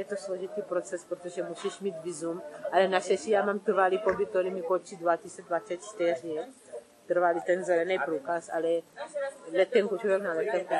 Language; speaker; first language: Czech; early bilingual, other home language; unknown